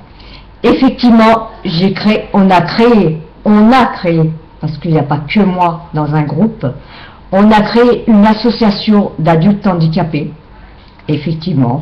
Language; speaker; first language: French; native; French